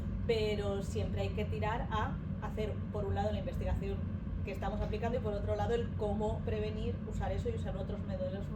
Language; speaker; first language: Spanish; native; Spanish